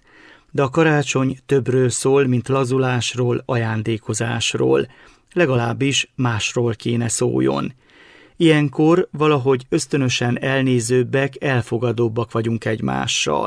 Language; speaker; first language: Hungarian; native; Hungarian